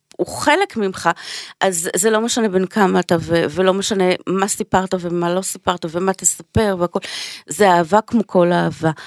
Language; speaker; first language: Hebrew; native; Hebrew